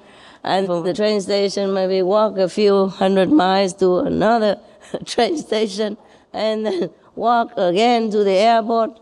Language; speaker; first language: English; non-native, fluent; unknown